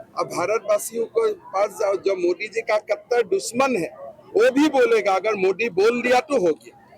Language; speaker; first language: Hindi; non-native, local second language; Assamese